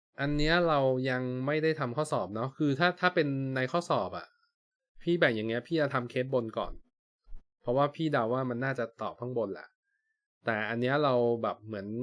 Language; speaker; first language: Thai; native; Thai